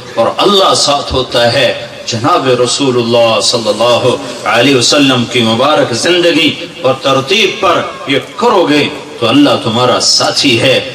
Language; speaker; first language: Urdu; non-native, local second language; Punjabi